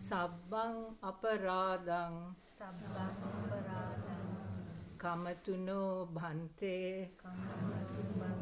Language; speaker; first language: English; non-native, local second language; Sinhala